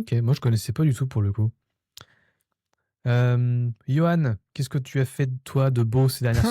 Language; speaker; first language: French; native; French